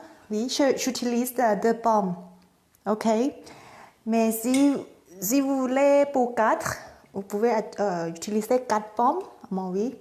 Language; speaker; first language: French; non-native, fluent; Thai